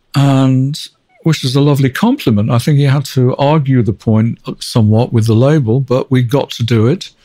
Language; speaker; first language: English; native; English